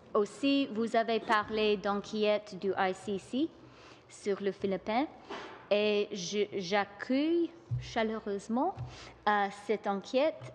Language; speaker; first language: French; non-native, local second language; English